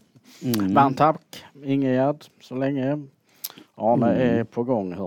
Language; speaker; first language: Swedish; native; Swedish